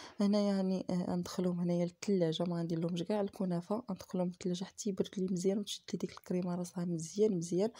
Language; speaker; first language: Arabic; native; Arabic